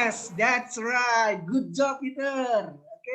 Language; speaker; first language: English; non-native, learner; Indonesian